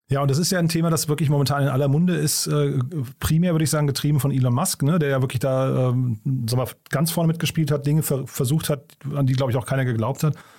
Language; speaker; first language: German; native; German